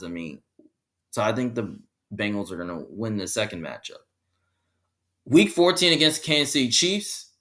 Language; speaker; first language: English; native; English